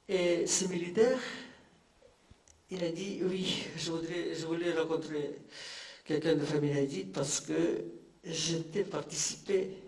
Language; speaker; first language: French; non-native, fluent; Indonesian